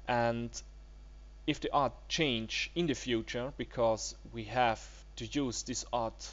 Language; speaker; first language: English; non-native, learner; German